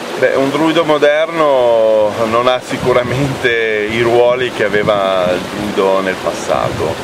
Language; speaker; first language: Italian; early bilingual, heritage; Italian